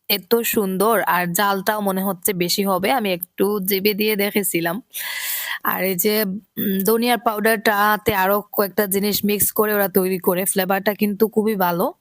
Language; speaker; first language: Bangla; native; Bangla